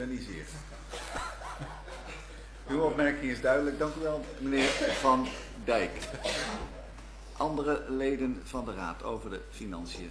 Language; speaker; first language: Dutch; native; Dutch